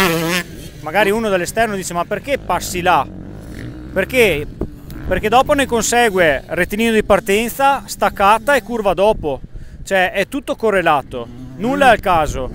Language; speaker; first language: Italian; native; Italian